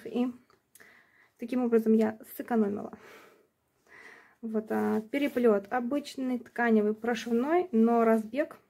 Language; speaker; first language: Russian; native; Russian